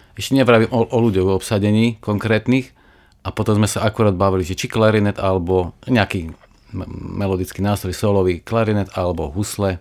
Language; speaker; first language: Slovak; native; Slovak